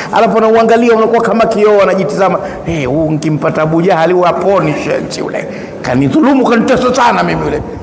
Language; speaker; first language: Swahili; native; Swahili